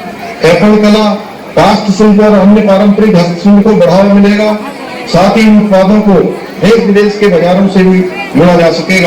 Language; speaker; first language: Hindi; native; Hindi